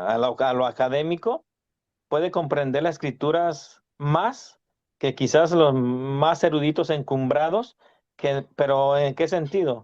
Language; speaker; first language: Spanish; native; Spanish